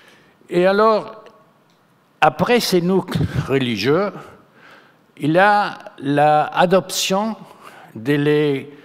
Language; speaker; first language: French; non-native, fluent; Spanish